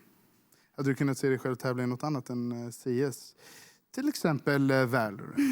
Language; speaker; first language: Swedish; native; Swedish